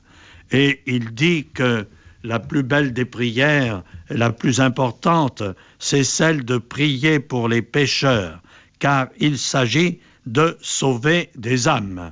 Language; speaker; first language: French; native; French